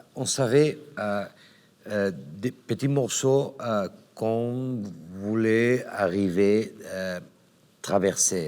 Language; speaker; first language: French; non-native, learner; Catalan